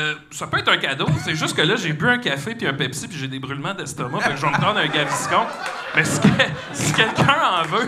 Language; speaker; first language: French; native; French